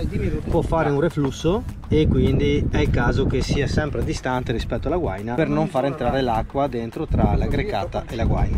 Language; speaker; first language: Italian; native; Italian